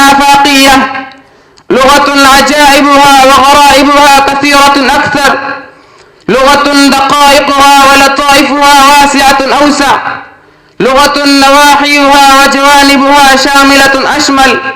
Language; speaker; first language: Arabic; non-native, learner; Urdu